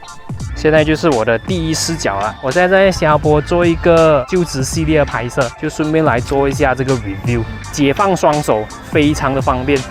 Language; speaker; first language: Chinese; native; Chinese